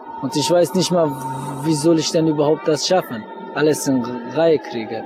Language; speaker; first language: German; non-native, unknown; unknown